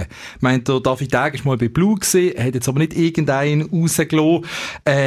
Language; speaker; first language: German; native; German